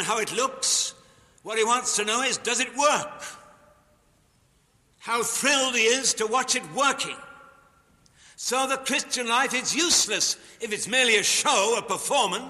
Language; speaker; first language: English; native; English